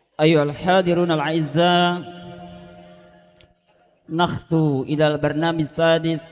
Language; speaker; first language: Arabic; non-native, learner; Indonesian